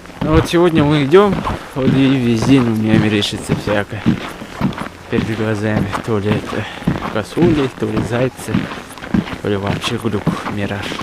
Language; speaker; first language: Russian; non-native, local second language; Yakut